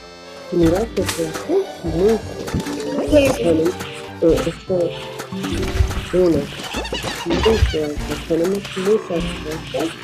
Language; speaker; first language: Spanish; non-native, learner; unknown